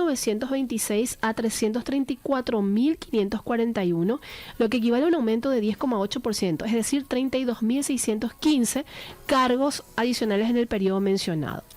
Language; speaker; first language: Spanish; native; Spanish